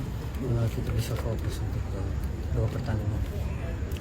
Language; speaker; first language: Indonesian; non-native, fluent; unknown